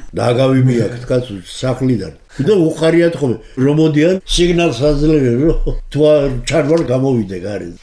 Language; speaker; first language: Georgian; native; Georgian